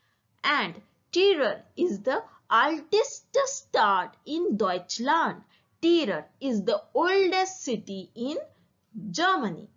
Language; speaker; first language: English; non-native, fluent; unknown